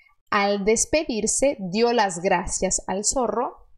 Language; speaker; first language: Spanish; non-native, fluent; Portuguese